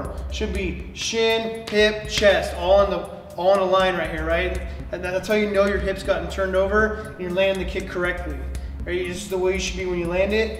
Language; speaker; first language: English; native; English